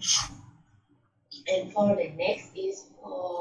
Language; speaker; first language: English; non-native, learner; Thai